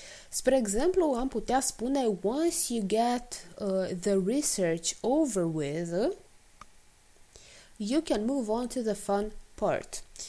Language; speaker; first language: English; non-native, fluent; Romanian